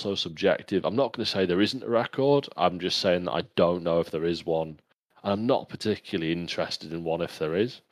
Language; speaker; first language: English; native; English